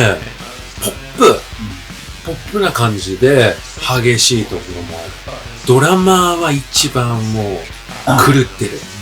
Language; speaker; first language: Japanese; non-native, fluent; English